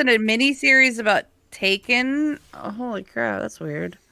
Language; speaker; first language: English; native; English